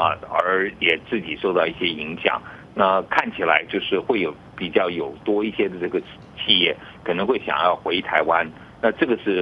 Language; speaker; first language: Chinese; native; Chinese